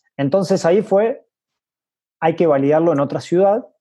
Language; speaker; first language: Spanish; native; Spanish